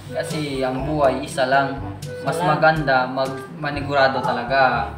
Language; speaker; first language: Filipino; non-native, local second language; Cebuano